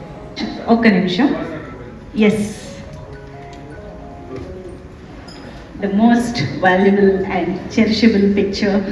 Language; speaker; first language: Telugu; native; Telugu